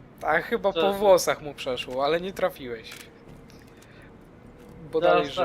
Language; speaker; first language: Polish; native; Polish